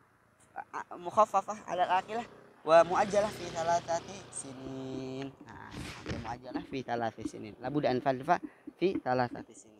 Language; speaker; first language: Arabic; non-native, fluent; Indonesian